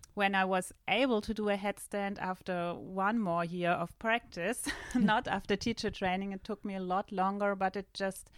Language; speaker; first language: English; non-native, fluent; German